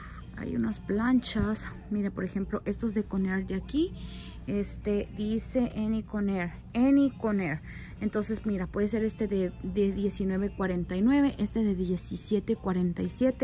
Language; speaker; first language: Spanish; native; Spanish